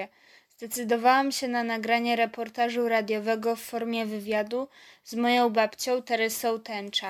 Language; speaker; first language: Polish; native; Polish